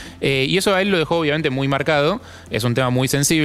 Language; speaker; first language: Spanish; native; Spanish